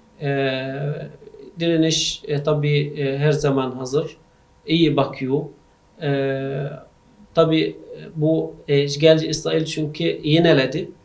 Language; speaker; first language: Turkish; non-native, learner; Arabic